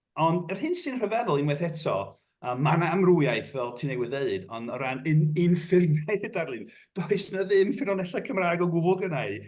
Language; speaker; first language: Welsh; non-native, fluent; English